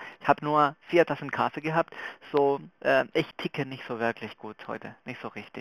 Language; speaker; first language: German; non-native, fluent; Spanish